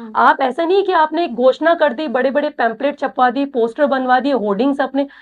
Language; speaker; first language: Hindi; native; Hindi